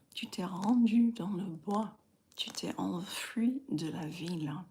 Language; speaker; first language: French; non-native, fluent; English